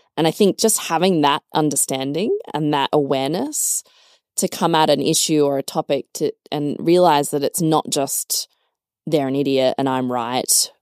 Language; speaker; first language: English; native; English